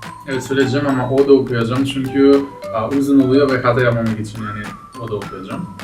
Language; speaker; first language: Turkish; non-native, fluent; Macedonian